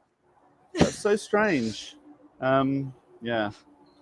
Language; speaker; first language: English; native; English